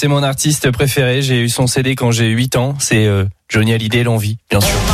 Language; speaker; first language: French; native; French